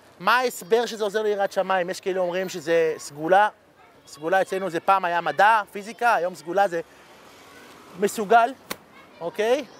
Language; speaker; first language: Hebrew; early bilingual, other home language; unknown